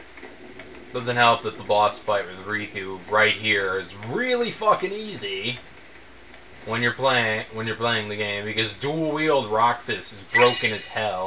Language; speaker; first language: English; native; English